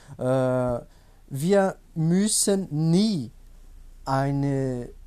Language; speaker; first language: German; non-native, learner; Portuguese